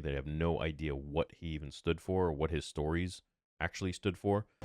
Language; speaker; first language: English; native; English